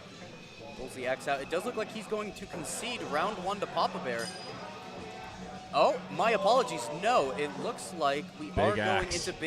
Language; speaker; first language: English; native; English